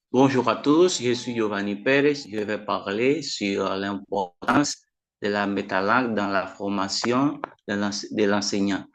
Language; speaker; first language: French; non-native, fluent; Spanish